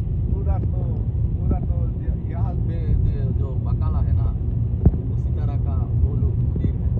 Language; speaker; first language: Hindi; non-native, learner; Bangla